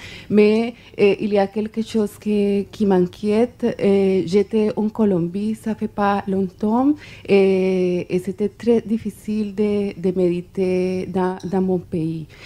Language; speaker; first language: French; non-native, fluent; Spanish